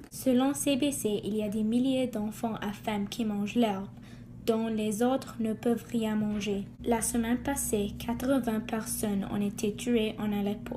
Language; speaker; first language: French; non-native, learner; English